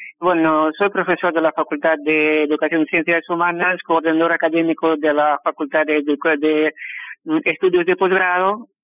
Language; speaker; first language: Spanish; non-native, fluent; Russian